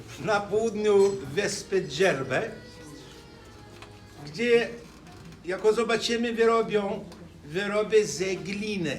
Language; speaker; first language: Polish; non-native, learner; Arabic